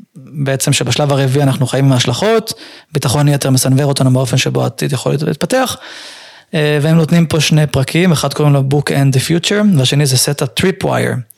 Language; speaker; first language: Hebrew; native; Hebrew